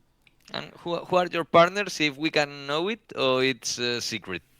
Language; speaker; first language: English; non-native, learner; Spanish